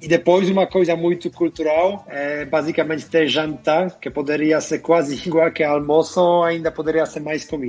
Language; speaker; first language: Portuguese; non-native, fluent; Polish